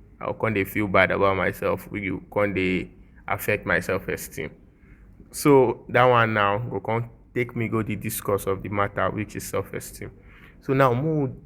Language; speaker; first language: Nigerian Pidgin; non-native, local second language; Yoruba